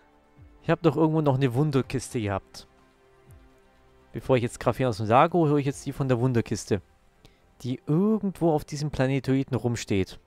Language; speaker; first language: German; native; German